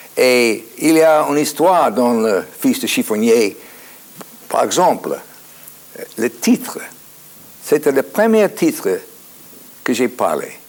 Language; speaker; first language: French; non-native, fluent; English